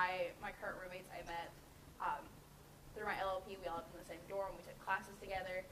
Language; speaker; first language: English; native; English